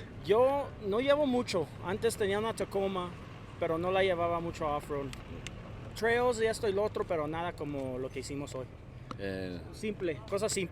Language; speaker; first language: Spanish; early bilingual, other home language; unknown